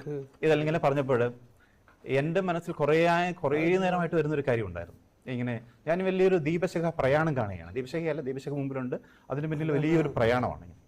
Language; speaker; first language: Malayalam; native; Malayalam